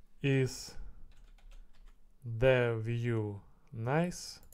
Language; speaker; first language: English; non-native, learner; Russian